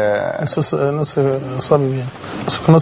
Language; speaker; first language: Spanish; non-native, fluent; Arabic